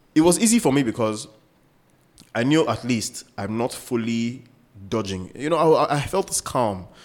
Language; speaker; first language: English; non-native, local second language; Yoruba